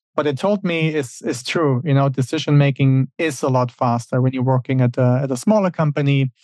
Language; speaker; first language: English; non-native, fluent; German